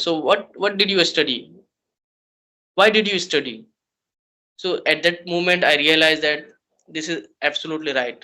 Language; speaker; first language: English; non-native, learner; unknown